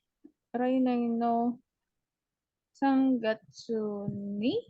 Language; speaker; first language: Japanese; non-native, learner; Indonesian